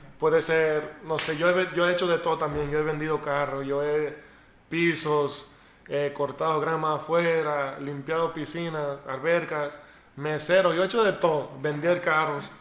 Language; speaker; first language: Spanish; early bilingual, heritage; Spanish